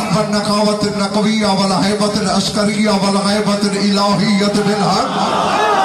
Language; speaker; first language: Urdu; non-native, local second language; Saraiki